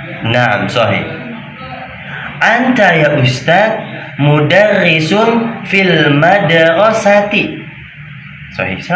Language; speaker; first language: Arabic; non-native, fluent; Indonesian